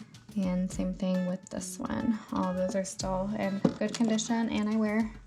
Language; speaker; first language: English; native; English